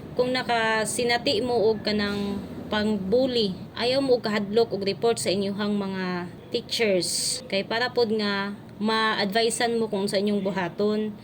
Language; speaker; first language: Cebuano; native; Cebuano